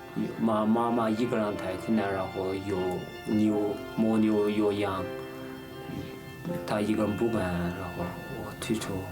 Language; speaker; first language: Chinese; non-native, local second language; Kyrgyz